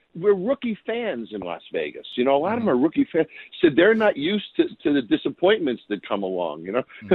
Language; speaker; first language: English; native; English